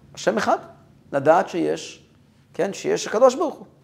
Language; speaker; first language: Hebrew; non-native, fluent; Russian